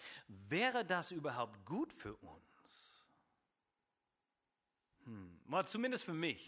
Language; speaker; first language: German; non-native, fluent; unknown